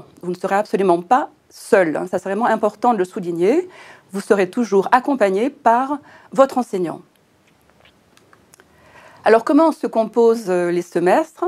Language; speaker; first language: French; native; French